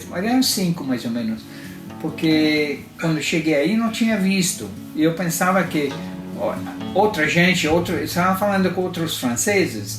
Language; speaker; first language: Portuguese; non-native, fluent; Italian